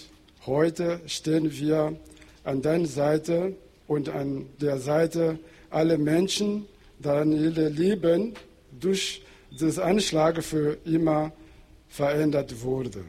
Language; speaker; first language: German; non-native, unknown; Portuguese